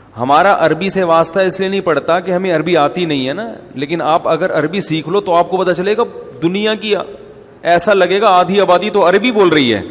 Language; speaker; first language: Urdu; native; Urdu